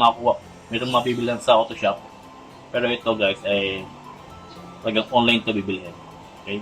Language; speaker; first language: Filipino; native; Filipino